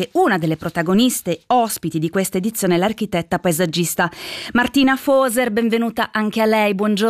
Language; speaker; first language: Italian; native; Italian